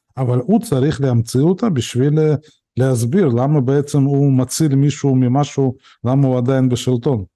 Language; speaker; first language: Hebrew; early bilingual, other home language; Russian